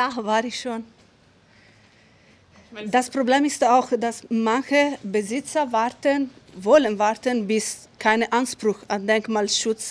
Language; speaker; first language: German; non-native, fluent; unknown